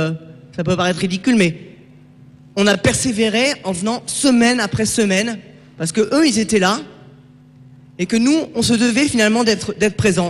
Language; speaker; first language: French; native; French